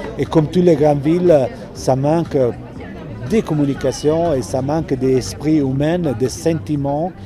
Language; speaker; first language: French; non-native, fluent; Italian